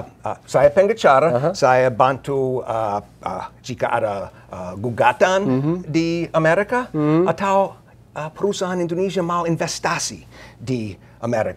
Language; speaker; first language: Indonesian; non-native, learner; English